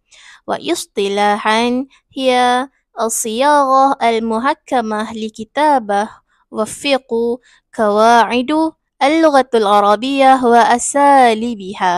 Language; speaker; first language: Arabic; non-native, learner; Malay